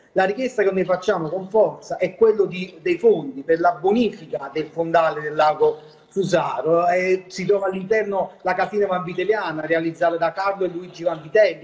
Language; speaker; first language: Italian; native; Italian